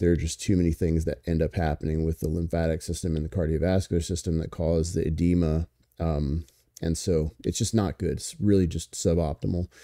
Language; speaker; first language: English; native; English